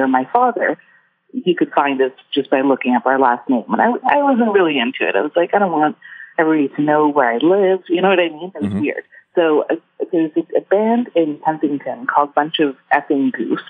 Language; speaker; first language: English; early bilingual, other home language; Hebrew